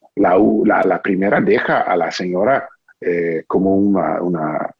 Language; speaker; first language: Spanish; non-native, fluent; English